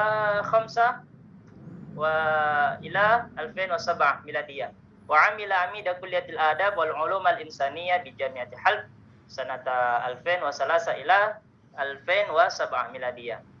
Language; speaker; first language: Arabic; non-native, learner; Indonesian